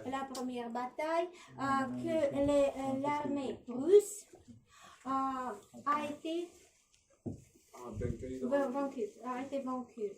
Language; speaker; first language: French; non-native, learner; Russian